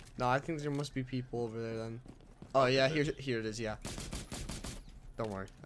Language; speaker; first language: English; native; English